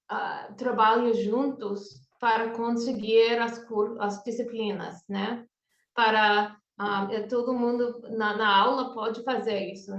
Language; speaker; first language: Portuguese; non-native, fluent; English